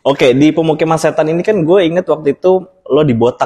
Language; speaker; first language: Indonesian; native; Indonesian